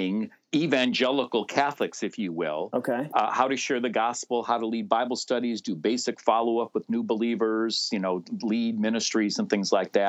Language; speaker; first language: English; native; English